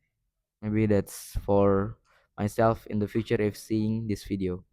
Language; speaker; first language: English; non-native, learner; Indonesian